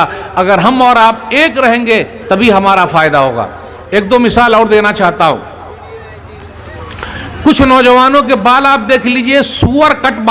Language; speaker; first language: Hindi; native; Hindi